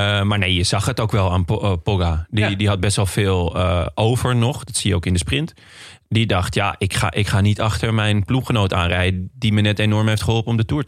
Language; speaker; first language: Dutch; native; Dutch